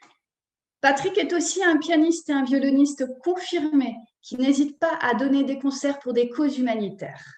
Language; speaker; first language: French; native; French